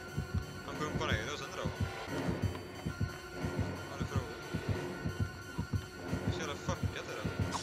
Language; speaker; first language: Swedish; native; Swedish